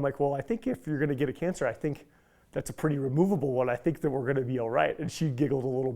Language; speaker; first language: English; native; English